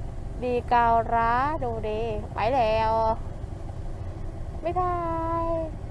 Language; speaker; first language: Vietnamese; non-native, learner; Thai